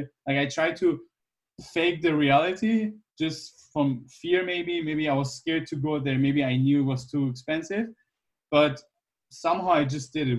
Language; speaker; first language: English; non-native, fluent; German